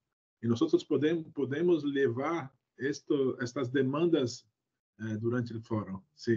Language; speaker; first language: Spanish; non-native, learner; Portuguese